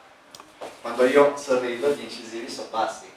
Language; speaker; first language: Italian; native; Italian